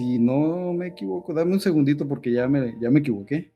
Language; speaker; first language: Spanish; native; Spanish